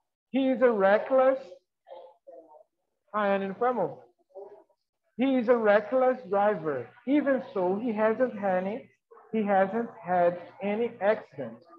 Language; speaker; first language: English; non-native, fluent; Portuguese